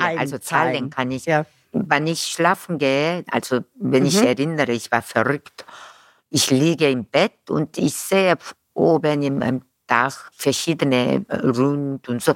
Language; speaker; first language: German; non-native, fluent; Korean